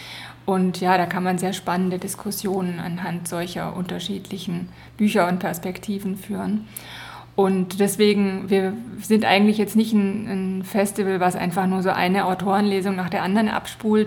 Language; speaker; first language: German; native; German